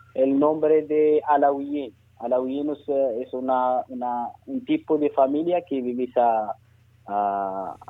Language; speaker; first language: Spanish; non-native, learner; Arabic